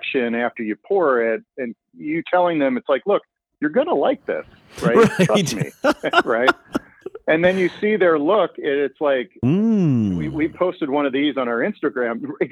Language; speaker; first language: English; native; English